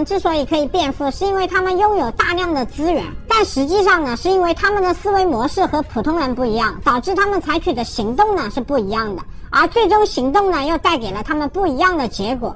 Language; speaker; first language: Chinese; native; Chinese